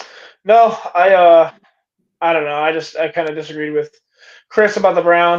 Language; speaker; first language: English; native; English